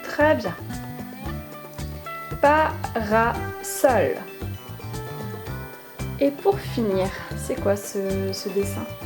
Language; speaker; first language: French; native; French